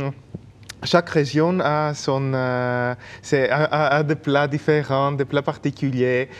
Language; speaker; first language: French; non-native, fluent; Greek